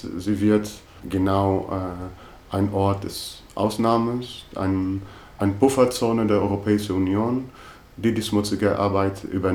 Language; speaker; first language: German; non-native, fluent; Greek